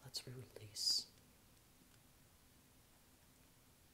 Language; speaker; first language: English; native; English